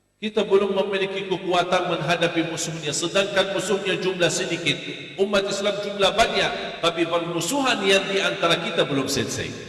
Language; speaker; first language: Malay; non-native, fluent; Arabic